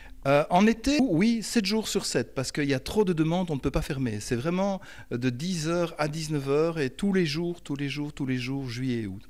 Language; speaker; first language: French; native; French